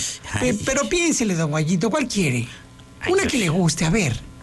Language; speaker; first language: Spanish; native; Spanish